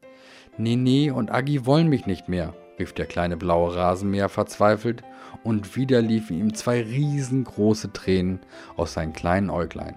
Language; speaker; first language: German; native; German